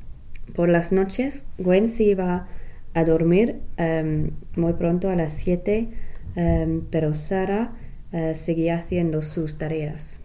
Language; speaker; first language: Spanish; non-native, learner; English